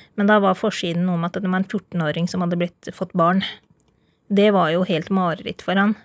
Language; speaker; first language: Norwegian; early bilingual, other home language; Urdu